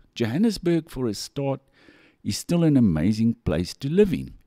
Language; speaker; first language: English; non-native, local second language; Afrikaans